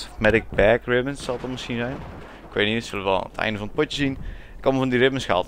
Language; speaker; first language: Dutch; native; Dutch